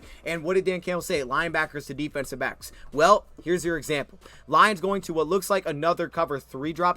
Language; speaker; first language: English; native; English